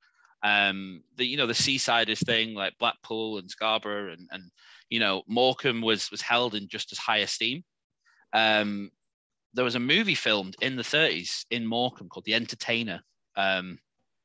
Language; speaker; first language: English; native; English